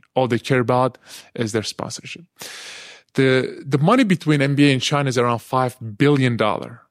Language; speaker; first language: English; non-native, fluent; Turkish